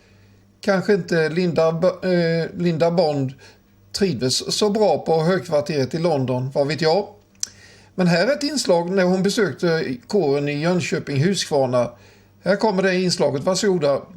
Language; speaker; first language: Swedish; native; Swedish